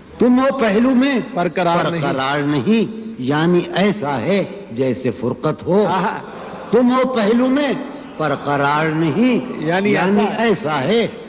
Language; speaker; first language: Urdu; native; Urdu